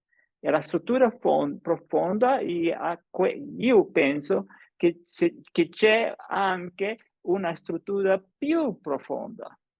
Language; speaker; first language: Italian; non-native, fluent; English